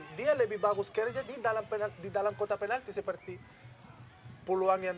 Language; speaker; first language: Indonesian; non-native, fluent; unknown